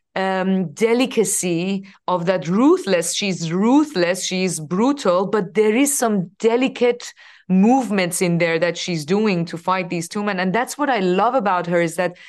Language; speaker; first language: English; non-native, fluent; Persian